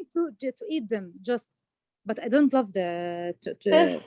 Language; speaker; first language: English; non-native, learner; Arabic